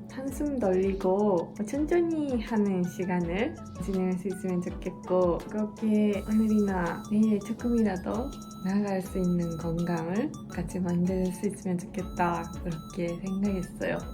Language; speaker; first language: Korean; non-native, fluent; Japanese